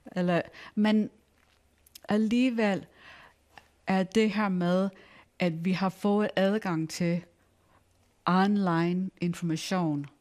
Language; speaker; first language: Danish; non-native, fluent; English